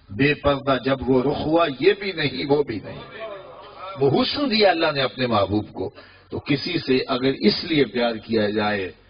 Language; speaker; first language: Urdu; non-native, local second language; Punjabi